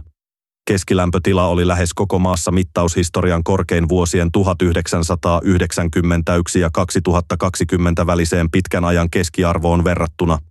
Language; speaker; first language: Finnish; native; Finnish